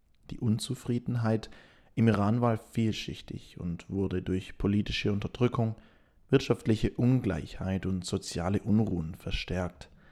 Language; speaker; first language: German; native; German